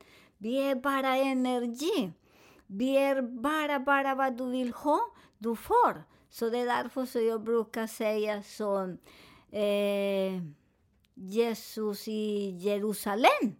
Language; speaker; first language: Swedish; non-native, fluent; Spanish